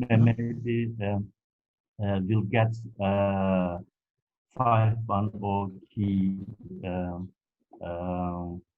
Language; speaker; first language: English; non-native, fluent; Turkish